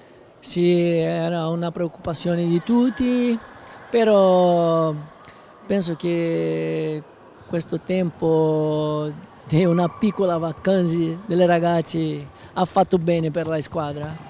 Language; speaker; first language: Italian; non-native, learner; Portuguese